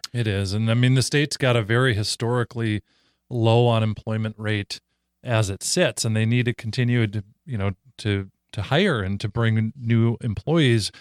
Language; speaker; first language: English; native; English